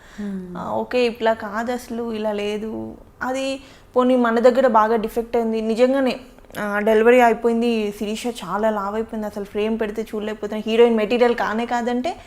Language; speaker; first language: Telugu; native; Telugu